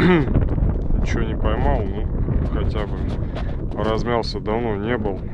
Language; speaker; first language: Russian; native; Russian